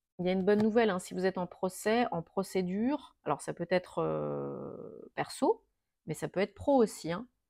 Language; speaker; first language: French; native; French